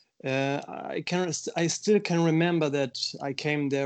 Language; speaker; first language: English; non-native, fluent; German